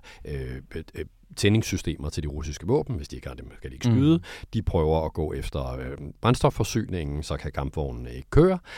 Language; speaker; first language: Danish; native; Danish